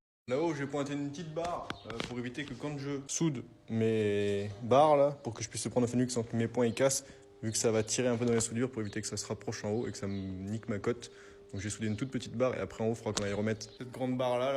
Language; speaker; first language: French; native; French